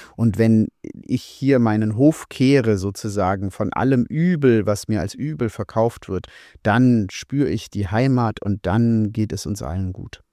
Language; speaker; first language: German; native; German